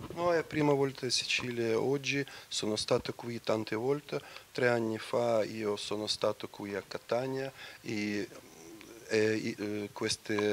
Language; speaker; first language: Italian; non-native, fluent; Ukrainian